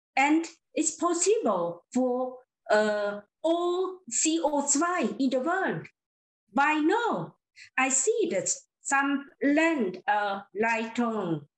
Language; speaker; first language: English; non-native, learner; Lao